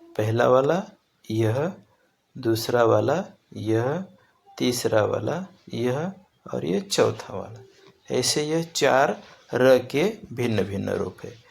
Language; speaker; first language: Hindi; non-native, local second language; Marathi